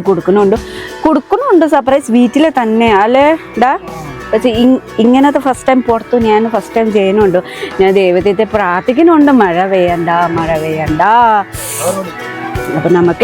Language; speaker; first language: Malayalam; non-native, learner; Nepali